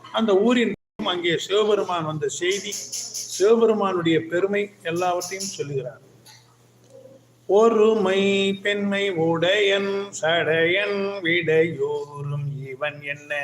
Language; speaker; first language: Tamil; native; Tamil